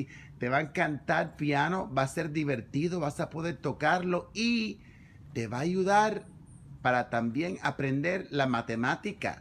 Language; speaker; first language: Spanish; early bilingual, other home language; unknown